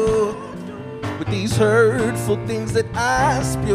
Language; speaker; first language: English; native; English